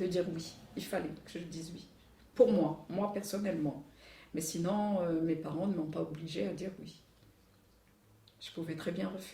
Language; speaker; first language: French; non-native, local second language; Arabic